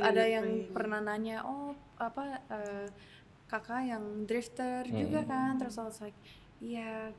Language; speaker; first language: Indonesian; early bilingual, heritage; English